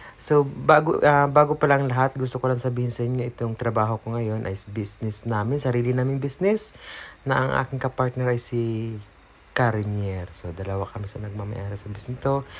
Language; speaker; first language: Filipino; non-native, local second language; Cebuano